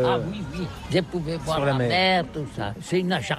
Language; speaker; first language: French; non-native, local second language; Catalan